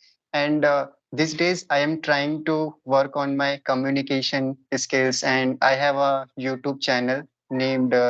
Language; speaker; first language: English; non-native, local second language; Hindi